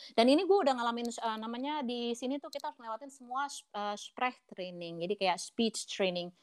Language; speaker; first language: Indonesian; native; Indonesian